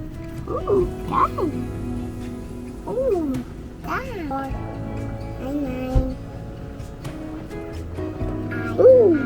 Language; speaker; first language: Dutch; early bilingual, heritage; Dutch